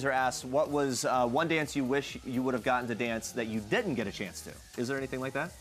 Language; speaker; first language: English; native; English